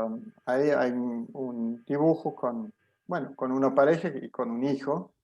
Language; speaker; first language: Spanish; non-native, fluent; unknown